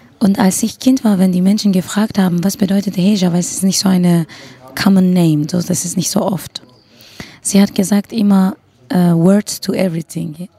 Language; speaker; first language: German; non-native, fluent; Kurdish